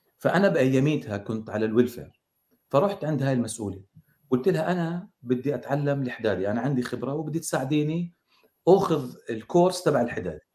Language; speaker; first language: Arabic; native; Arabic